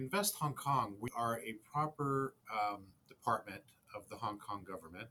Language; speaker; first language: English; native; English